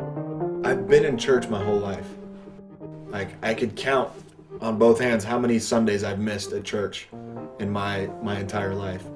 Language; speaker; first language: English; native; English